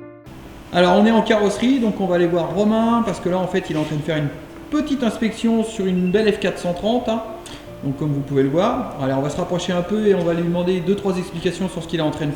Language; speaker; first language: French; native; French